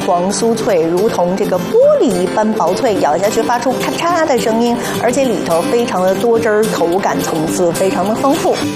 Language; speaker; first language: Chinese; native; Chinese